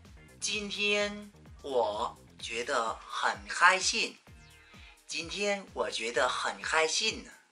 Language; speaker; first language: Chinese; non-native, fluent; Vietnamese